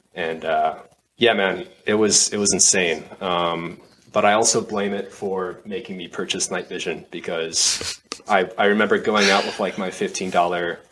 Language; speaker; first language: English; native; English